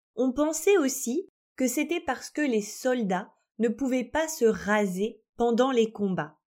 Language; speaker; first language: French; native; French